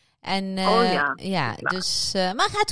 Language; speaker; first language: Dutch; early bilingual, other home language; Arabic